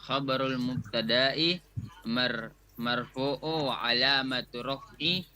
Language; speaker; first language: Arabic; non-native, learner; Indonesian